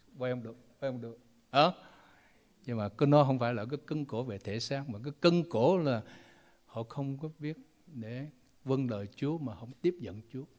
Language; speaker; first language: Vietnamese; non-native, local second language; Chinese